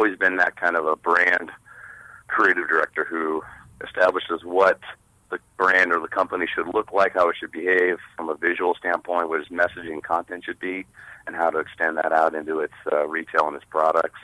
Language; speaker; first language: English; native; English